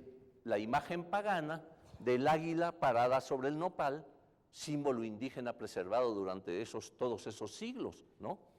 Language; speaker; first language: Spanish; native; Spanish